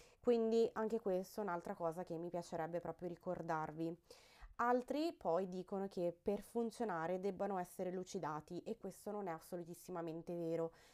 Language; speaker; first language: Italian; early bilingual, heritage; Italian